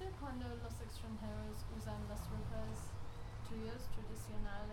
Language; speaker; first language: Spanish; non-native, learner; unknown